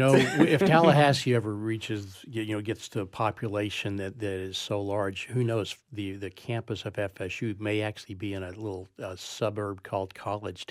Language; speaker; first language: English; native; English